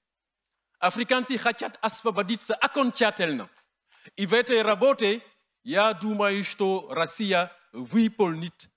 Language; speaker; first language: Russian; non-native, fluent; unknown